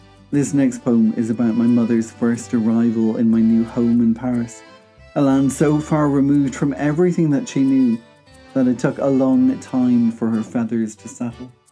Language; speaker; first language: English; native; English